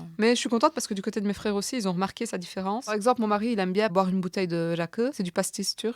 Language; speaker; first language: French; early bilingual, other home language; Turkish